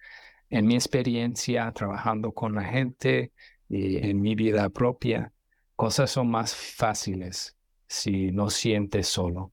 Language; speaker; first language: Spanish; non-native, fluent; English